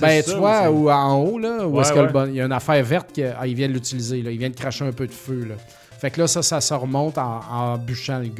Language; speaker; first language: French; native; French